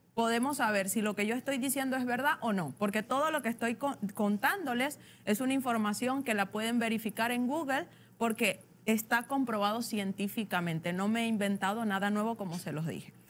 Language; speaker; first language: Spanish; native; Spanish